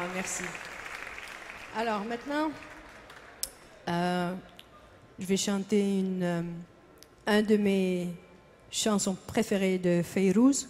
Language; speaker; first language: French; non-native, learner; English